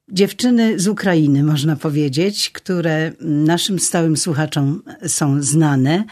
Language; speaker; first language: Polish; native; Polish